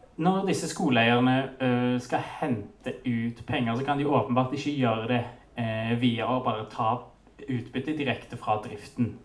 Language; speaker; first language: Norwegian; native; Norwegian